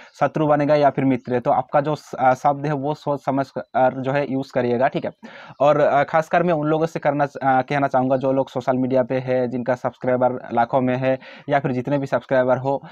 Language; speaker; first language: Hindi; native; Hindi